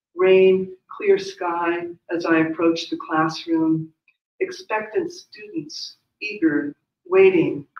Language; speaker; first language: English; native; English